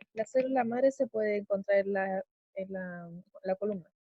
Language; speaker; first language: Spanish; native; Spanish